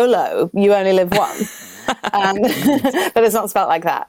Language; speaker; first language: English; native; English